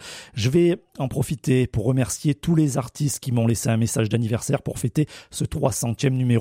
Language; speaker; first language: French; native; French